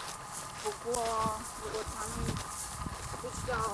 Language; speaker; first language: Chinese; non-native, fluent; Spanish